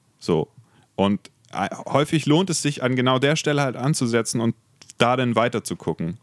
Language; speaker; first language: German; native; German